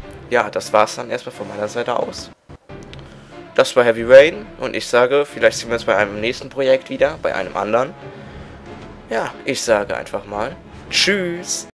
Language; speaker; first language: German; native; German